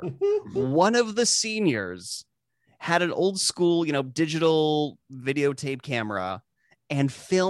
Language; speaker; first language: English; native; English